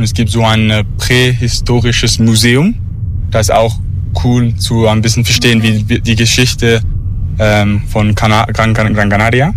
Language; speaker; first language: German; non-native, learner; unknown